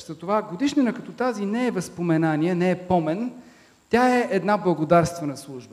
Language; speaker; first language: Bulgarian; native; Bulgarian